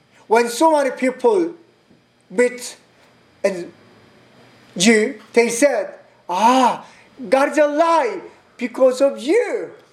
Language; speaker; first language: English; non-native, learner; Korean